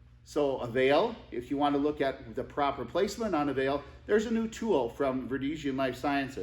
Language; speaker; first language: English; native; English